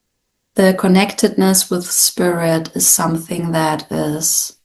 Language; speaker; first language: English; non-native, fluent; German